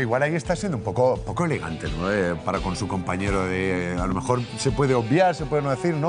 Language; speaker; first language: Spanish; native; Spanish